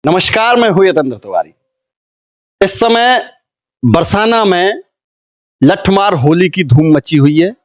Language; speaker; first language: Hindi; native; Hindi